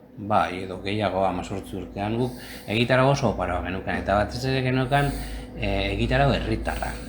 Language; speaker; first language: Basque; native; Basque